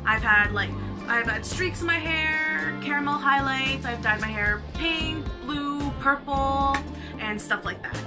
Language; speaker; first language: English; native; English